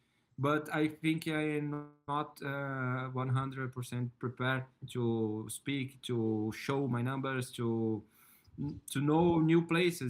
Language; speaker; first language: English; non-native, learner; Portuguese